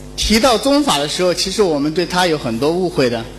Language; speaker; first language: Chinese; native; Chinese